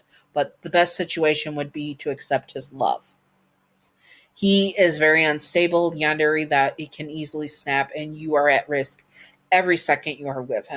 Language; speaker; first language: English; native; English